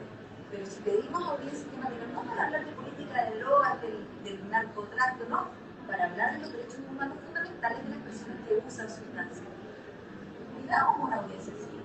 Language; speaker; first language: Spanish; native; Spanish